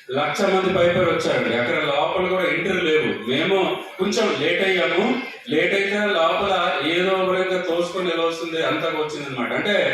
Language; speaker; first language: Telugu; non-native, local second language; Odia